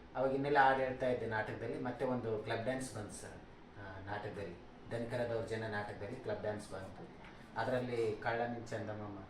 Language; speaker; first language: Kannada; native; Kannada